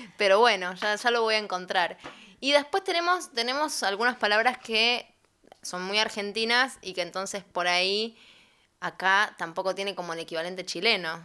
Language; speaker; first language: Spanish; native; Spanish